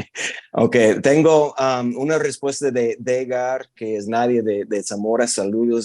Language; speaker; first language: Spanish; non-native, fluent; English